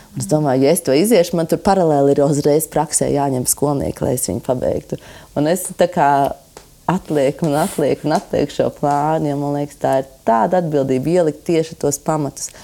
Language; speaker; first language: Latvian; native; Latvian